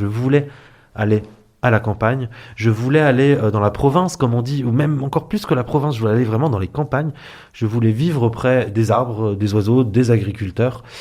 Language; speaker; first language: French; early bilingual, other home language; Arabic